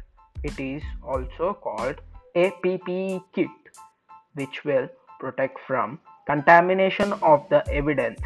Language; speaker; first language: English; non-native, local second language; Telugu